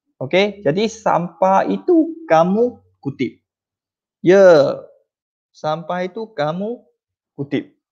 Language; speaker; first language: Malay; non-native, local second language; Chinese